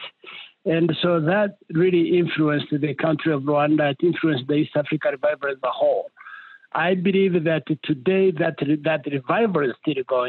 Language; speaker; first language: English; non-native, local second language; Kinyarwanda